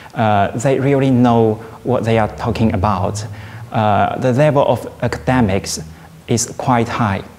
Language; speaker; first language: English; non-native, fluent; Chinese